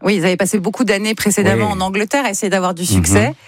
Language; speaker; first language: French; native; French